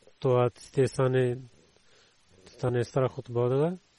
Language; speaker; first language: Bulgarian; non-native, learner; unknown